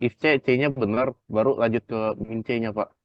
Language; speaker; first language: Indonesian; native; Indonesian